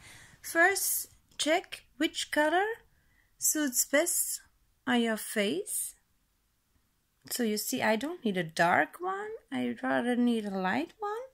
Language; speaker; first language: English; non-native, fluent; Dutch